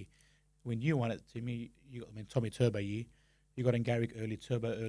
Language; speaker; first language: English; native; English